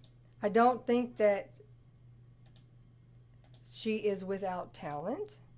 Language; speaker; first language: English; native; English